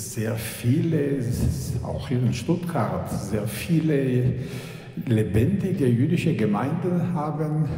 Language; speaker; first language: German; non-native, fluent; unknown